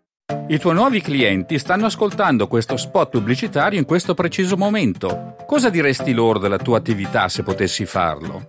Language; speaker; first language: Italian; native; Italian